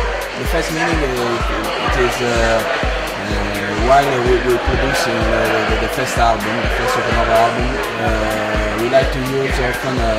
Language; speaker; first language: English; non-native, fluent; Italian